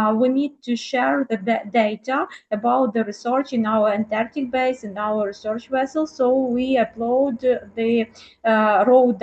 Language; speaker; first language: English; non-native, fluent; Ukrainian